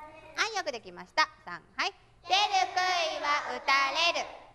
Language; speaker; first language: Japanese; native; Japanese